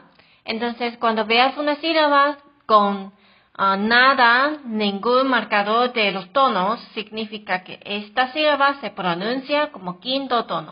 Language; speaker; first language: Spanish; non-native, fluent; Chinese